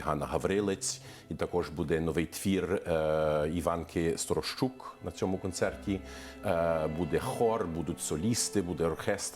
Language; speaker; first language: Ukrainian; early bilingual, heritage; Ukrainian